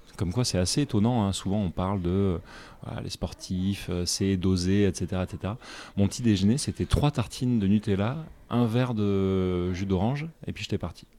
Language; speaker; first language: French; native; French